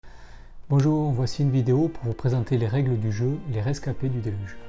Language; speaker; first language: French; native; French